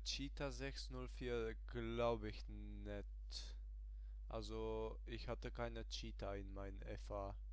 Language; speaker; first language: German; early bilingual, other home language; Hungarian